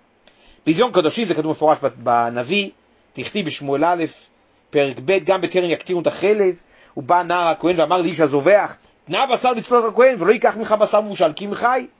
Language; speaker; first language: Hebrew; native; Hebrew